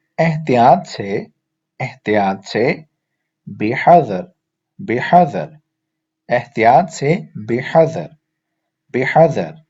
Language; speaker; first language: Urdu; native; Urdu